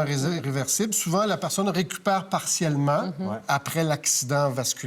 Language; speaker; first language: French; native; French